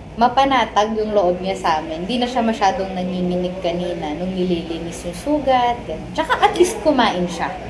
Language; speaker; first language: Filipino; native; Filipino